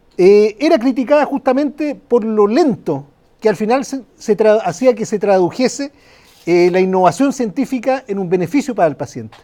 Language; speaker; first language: Spanish; native; Spanish